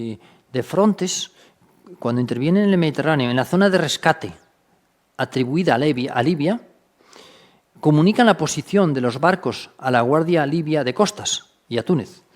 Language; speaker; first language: Spanish; native; Spanish